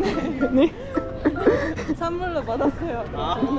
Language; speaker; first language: Korean; non-native, learner; Estonian